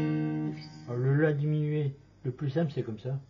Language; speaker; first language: French; native; French